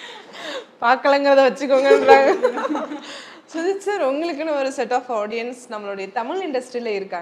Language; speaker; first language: Tamil; native; Tamil